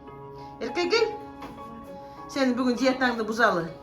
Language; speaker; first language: Kyrgyz; native; Kyrgyz